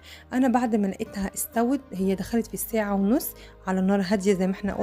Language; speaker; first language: Arabic; native; Arabic